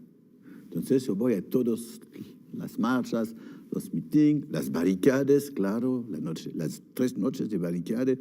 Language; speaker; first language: Spanish; non-native, fluent; French